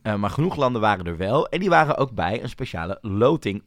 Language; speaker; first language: Dutch; native; Dutch